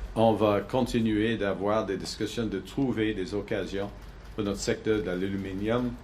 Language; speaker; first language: French; non-native, local second language; English